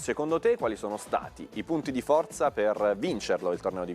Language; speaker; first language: Italian; native; Italian